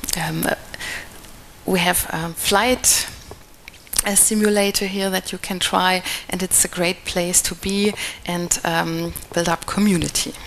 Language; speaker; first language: English; non-native, fluent; German